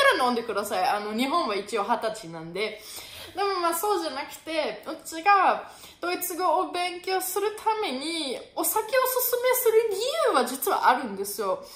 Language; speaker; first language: Japanese; non-native, fluent; German